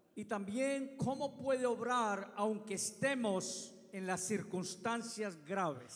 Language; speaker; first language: Spanish; native; Spanish